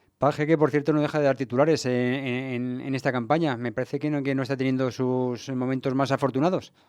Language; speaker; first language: Spanish; native; Spanish